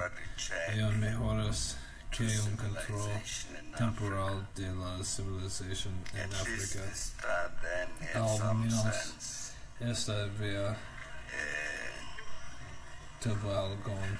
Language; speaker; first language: Spanish; non-native, learner; English